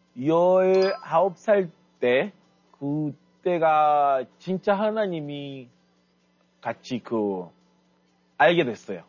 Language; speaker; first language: Korean; non-native, fluent; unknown